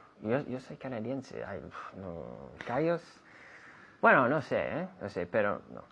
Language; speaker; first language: Spanish; non-native, fluent; English